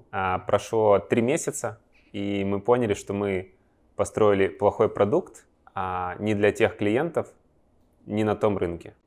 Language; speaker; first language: Russian; native; Russian